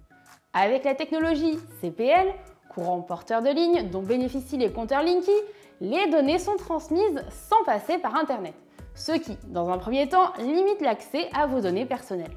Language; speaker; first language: French; native; French